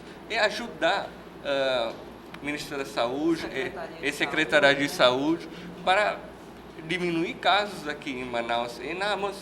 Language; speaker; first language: Portuguese; non-native, learner; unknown